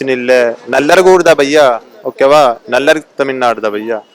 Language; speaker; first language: Tamil; non-native, local second language; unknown